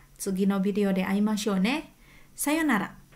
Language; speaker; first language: Japanese; non-native, fluent; Indonesian